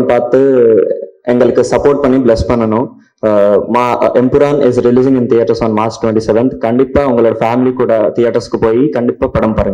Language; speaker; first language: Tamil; non-native, learner; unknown